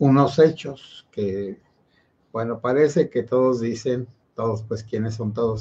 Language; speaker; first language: Spanish; native; Spanish